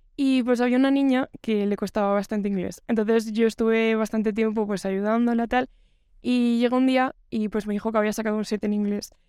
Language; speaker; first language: Spanish; native; Spanish